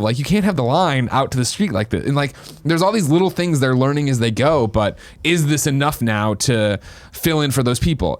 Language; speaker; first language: English; native; English